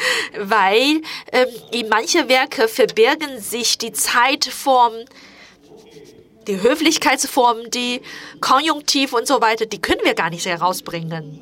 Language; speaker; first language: German; non-native, fluent; Chinese